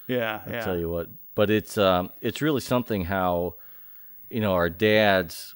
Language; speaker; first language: English; native; English